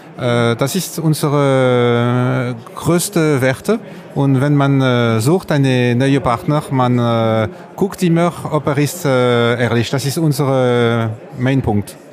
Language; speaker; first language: German; non-native, learner; French